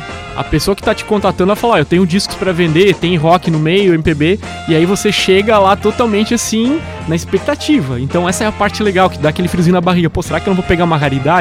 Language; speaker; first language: Portuguese; native; Portuguese